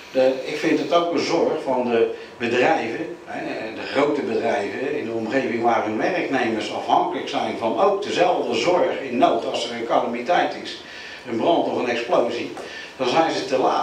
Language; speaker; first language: Dutch; native; Dutch